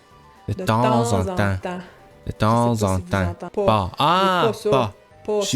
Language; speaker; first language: French; non-native, learner; Cantonese